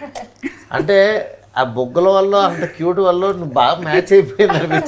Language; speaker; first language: Telugu; native; Telugu